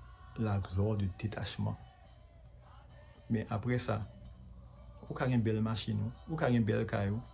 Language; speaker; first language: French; non-native, local second language; Haitian Creole